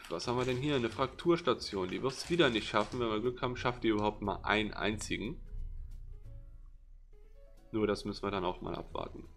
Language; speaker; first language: German; native; German